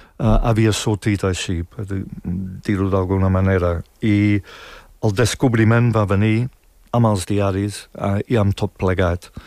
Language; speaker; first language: Catalan; non-native, fluent; English